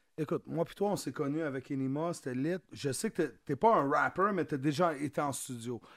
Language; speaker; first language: French; native; French